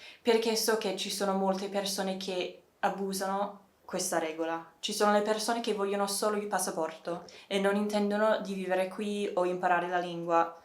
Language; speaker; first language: Italian; non-native, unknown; English